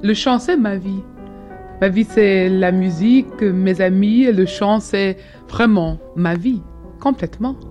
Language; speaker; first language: French; non-native, fluent; English